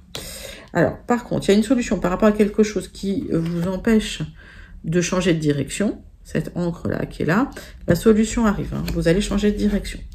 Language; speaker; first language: French; native; French